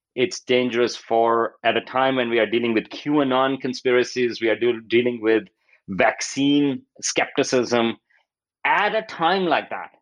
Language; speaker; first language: English; non-native, local second language; Urdu